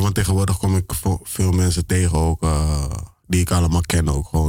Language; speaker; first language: Dutch; native; Dutch